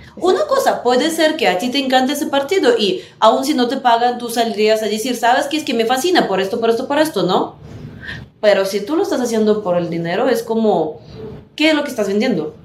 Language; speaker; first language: Spanish; non-native, fluent; Russian